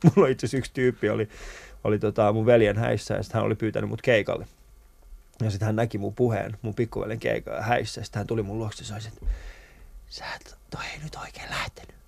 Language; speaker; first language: Finnish; early bilingual, other home language; Persian